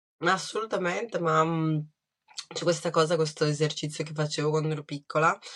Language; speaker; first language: Italian; early bilingual, other home language; Kinyarwanda